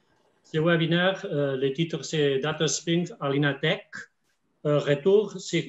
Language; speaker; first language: French; non-native, fluent; Spanish